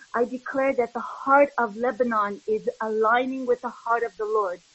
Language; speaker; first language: English; early bilingual, other home language; Arabic